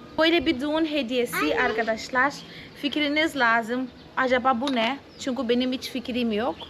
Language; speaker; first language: Turkish; non-native, fluent; Portuguese